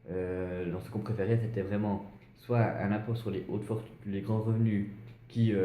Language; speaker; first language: French; native; French